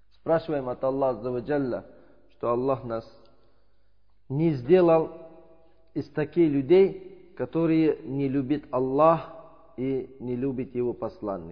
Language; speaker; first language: Russian; non-native, learner; Uzbek